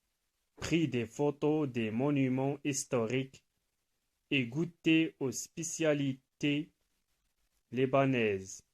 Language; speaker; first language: French; non-native, local second language; Arabic